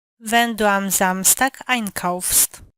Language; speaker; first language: German; non-native, fluent; Polish